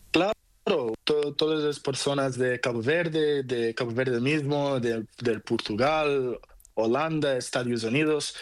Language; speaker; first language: Spanish; non-native, learner; Portuguese